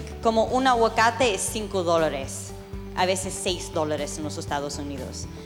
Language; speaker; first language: Spanish; early bilingual, heritage; English